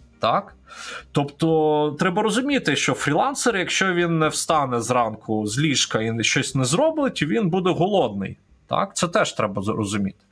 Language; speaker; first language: Ukrainian; non-native, local second language; Russian